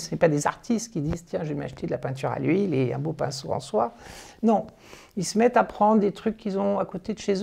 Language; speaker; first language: French; native; French